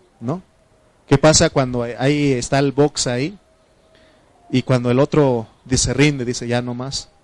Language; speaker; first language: Spanish; non-native, local second language; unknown